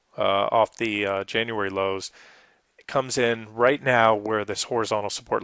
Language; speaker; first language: English; native; English